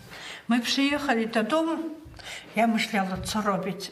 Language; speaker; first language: Polish; non-native, learner; Ukrainian